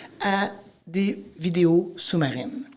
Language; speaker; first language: French; native; French